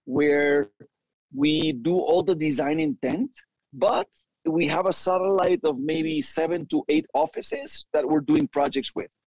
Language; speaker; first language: English; early bilingual, other home language; Spanish